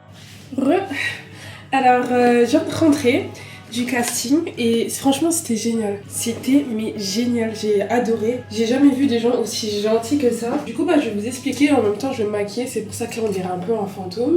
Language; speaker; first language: French; native; French